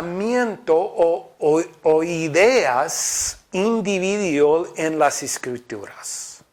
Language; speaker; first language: Spanish; non-native, fluent; English